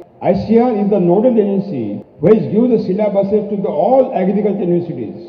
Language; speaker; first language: English; non-native, local second language; Marathi